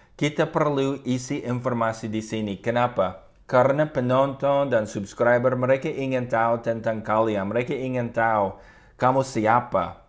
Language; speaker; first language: Indonesian; non-native, fluent; English